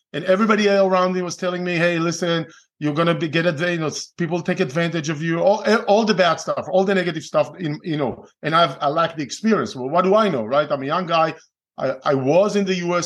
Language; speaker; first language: English; non-native, fluent; Hebrew